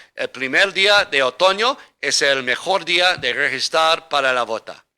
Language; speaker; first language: Spanish; non-native, learner; English